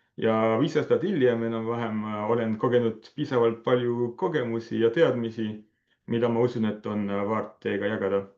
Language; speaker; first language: Estonian; non-native, fluent; French